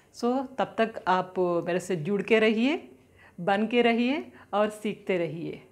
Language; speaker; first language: Hindi; non-native, local second language; Telugu